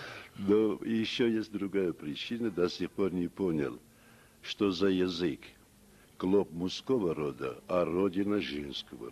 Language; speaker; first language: Russian; non-native, local second language; Armenian